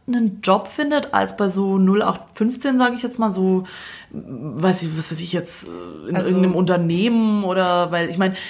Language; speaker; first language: German; non-native, fluent; Croatian